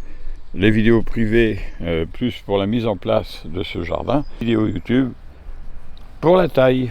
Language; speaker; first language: French; native; French